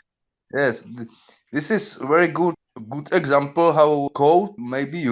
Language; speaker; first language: English; non-native, learner; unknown